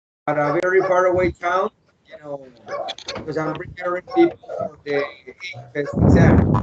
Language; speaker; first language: English; non-native, fluent; Spanish